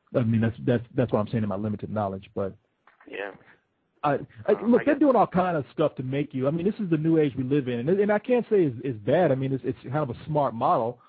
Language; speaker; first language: English; native; English